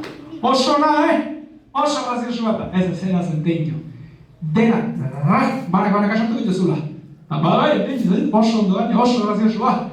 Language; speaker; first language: Basque; native; Basque